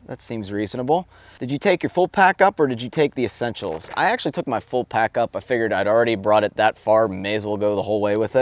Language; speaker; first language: English; native; English